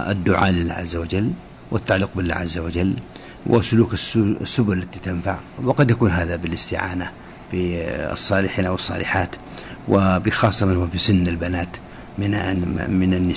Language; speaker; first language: Arabic; native; Arabic